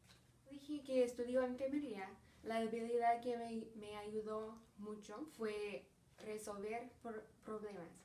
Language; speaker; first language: Spanish; early bilingual, heritage; Spanish